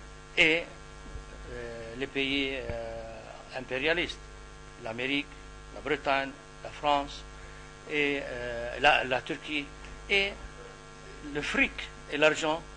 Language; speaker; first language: French; non-native, fluent; Arabic